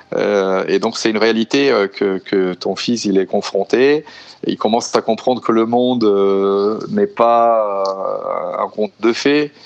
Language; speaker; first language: French; non-native, fluent; Portuguese